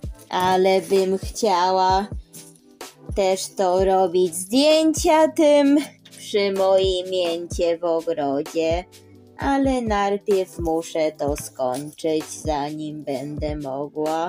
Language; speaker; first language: Polish; early bilingual, heritage; Polish